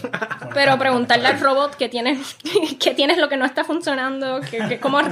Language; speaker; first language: Spanish; early bilingual, heritage; Spanish